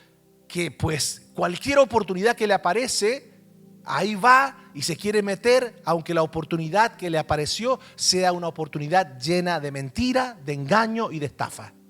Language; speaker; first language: Spanish; native; Spanish